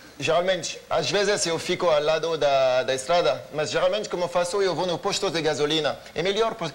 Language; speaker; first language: Portuguese; non-native, learner; French